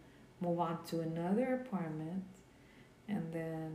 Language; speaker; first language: English; early bilingual, other home language; Spanish